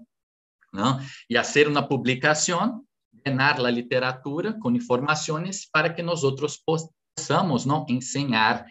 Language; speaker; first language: Spanish; non-native, fluent; Portuguese